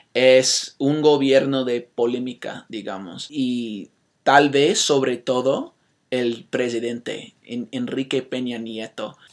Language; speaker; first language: Spanish; non-native, fluent; English